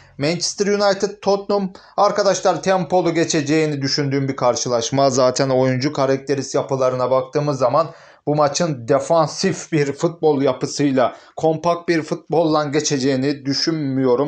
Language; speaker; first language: Turkish; native; Turkish